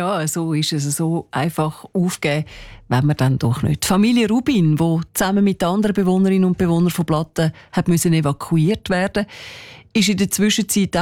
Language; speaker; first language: German; native; German